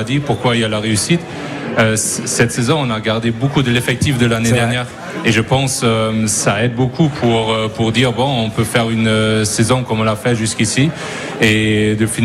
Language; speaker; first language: French; non-native, fluent; German